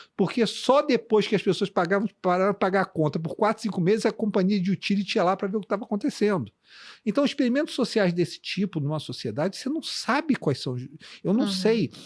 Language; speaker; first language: Portuguese; native; Portuguese